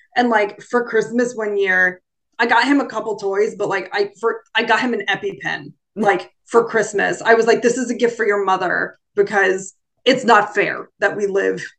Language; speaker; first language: English; early bilingual, other home language; Italian